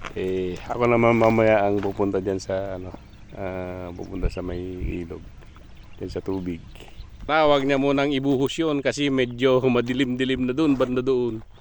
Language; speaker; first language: Filipino; native; Filipino